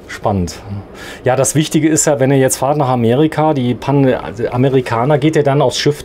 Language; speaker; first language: German; native; German